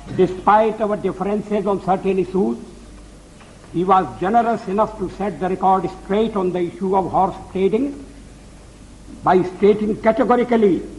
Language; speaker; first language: English; non-native, local second language; Hindi